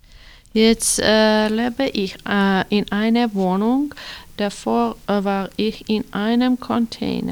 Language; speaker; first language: German; non-native, learner; Georgian